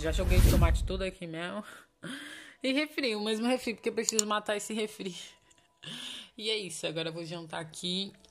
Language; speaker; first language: Portuguese; native; Portuguese